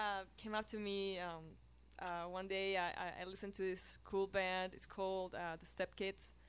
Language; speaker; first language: English; non-native, fluent; Spanish